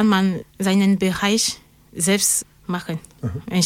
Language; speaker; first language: German; non-native, learner; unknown